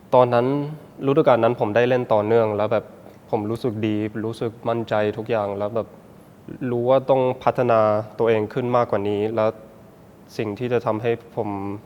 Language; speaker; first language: Thai; early bilingual, heritage; Thai